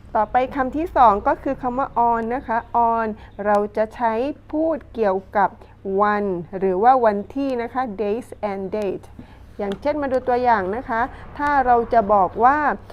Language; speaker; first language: Thai; non-native, local second language; Pattani Malay